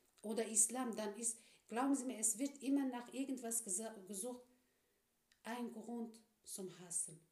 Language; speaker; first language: German; non-native, fluent; Turkish